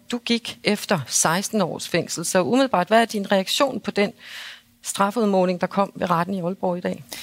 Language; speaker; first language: Danish; native; Danish